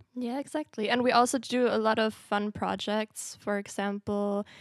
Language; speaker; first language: English; non-native, fluent; German